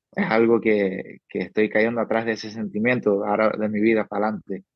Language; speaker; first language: Spanish; early bilingual, heritage; Spanish